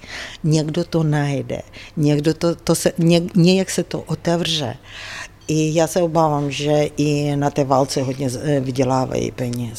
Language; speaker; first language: Czech; non-native, fluent; Ukrainian